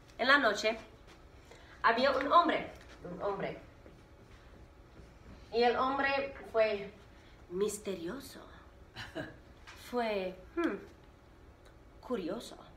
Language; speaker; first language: Spanish; non-native, fluent; English